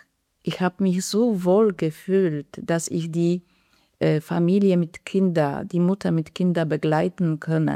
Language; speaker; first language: German; non-native, fluent; Polish